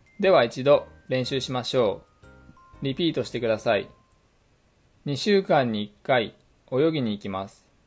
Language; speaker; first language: Japanese; native; Japanese